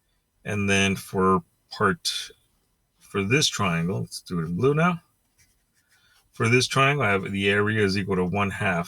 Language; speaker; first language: English; native; English